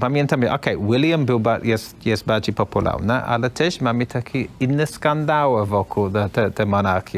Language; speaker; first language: Polish; non-native, learner; English